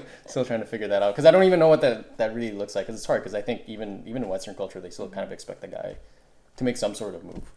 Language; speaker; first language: English; non-native, local second language; Filipino